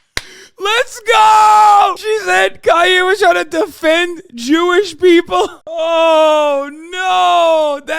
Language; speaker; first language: English; native; English